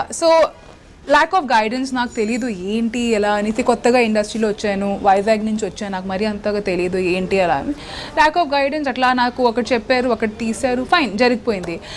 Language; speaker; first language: Telugu; non-native, local second language; Hindi